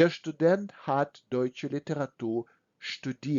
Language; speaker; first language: German; non-native, fluent; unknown